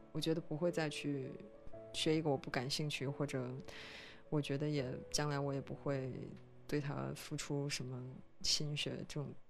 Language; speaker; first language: Chinese; native; Chinese